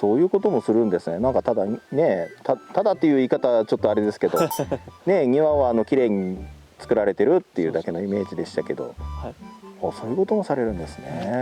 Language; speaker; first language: Japanese; native; Japanese